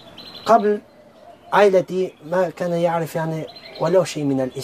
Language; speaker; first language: Arabic; non-native, learner; Albanian